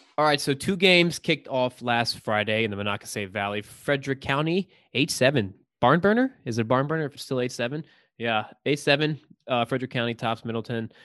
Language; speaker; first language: English; native; English